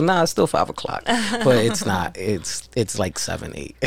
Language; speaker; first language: English; early bilingual, other home language; Spanish